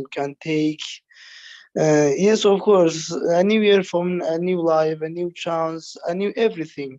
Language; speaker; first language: English; non-native, learner; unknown